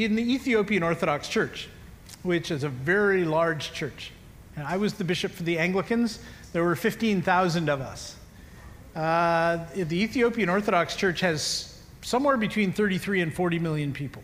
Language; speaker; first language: English; native; English